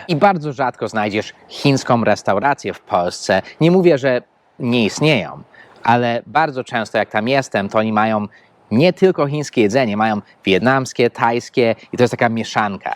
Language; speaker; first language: Polish; non-native, fluent; English